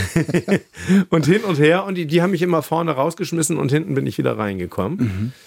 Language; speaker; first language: German; native; German